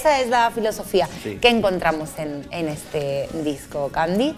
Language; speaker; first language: Spanish; native; Spanish